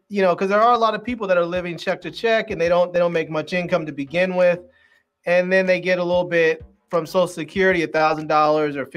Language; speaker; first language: English; native; English